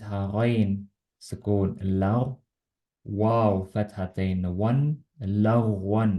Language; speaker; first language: Arabic; non-native, learner; Estonian